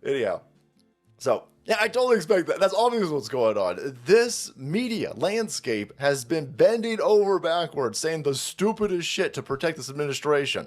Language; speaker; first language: English; native; English